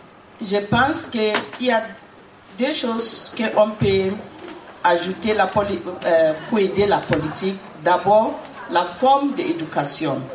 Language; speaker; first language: French; non-native, learner; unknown